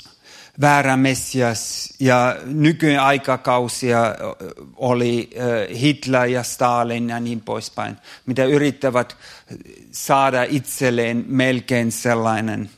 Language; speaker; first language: Finnish; non-native, fluent; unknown